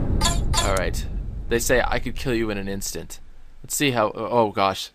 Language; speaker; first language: English; native; English